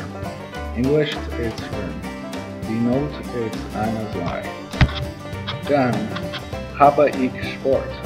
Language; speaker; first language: German; non-native, learner; English